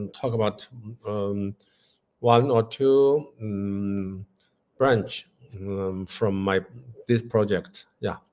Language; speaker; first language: English; non-native, learner; Chinese